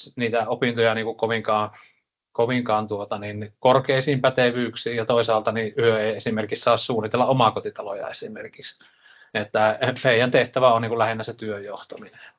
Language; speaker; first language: Finnish; native; Finnish